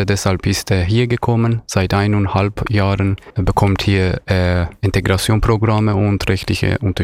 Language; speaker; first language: German; non-native, fluent; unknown